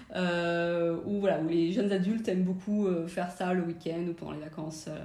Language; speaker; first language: French; native; French